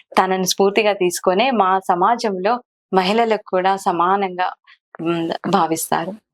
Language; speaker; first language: Telugu; non-native, local second language; Kannada